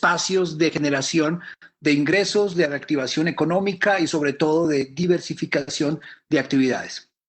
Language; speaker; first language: Spanish; native; Spanish